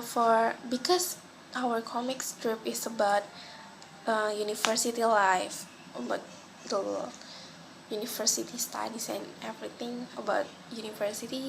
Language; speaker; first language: English; non-native, local second language; Malay